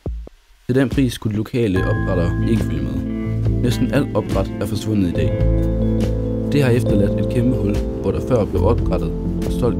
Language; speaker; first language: Danish; native; Danish